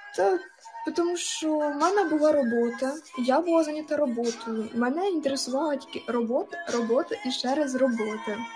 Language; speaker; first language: Ukrainian; non-native, local second language; Russian